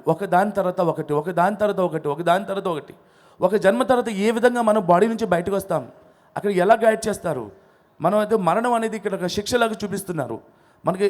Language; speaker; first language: Telugu; non-native, local second language; Odia